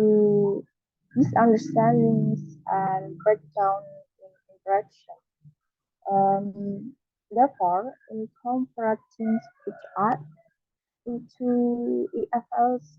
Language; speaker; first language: English; non-native, learner; Indonesian